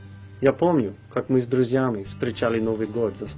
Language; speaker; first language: Russian; non-native, fluent; English